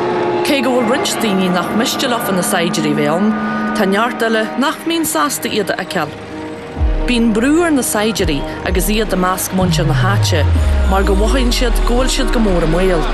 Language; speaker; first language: Irish; native; Irish